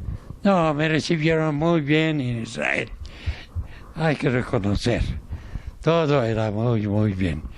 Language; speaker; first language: Spanish; non-native, fluent; Arabic